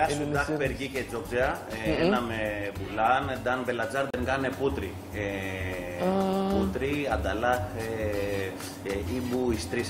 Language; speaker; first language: Indonesian; non-native, learner; Greek